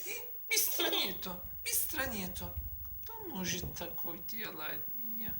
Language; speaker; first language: Russian; non-native, learner; Turkish